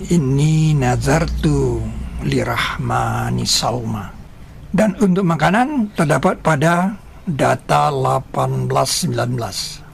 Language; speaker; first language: Indonesian; native; Indonesian